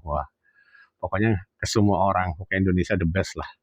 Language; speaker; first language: Indonesian; native; Indonesian